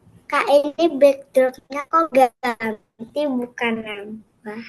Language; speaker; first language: Indonesian; native; Indonesian